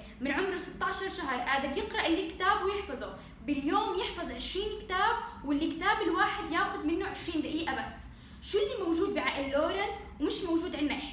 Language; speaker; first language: Arabic; native; Arabic